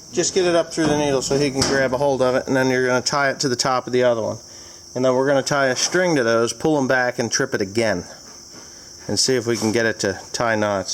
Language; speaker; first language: English; native; English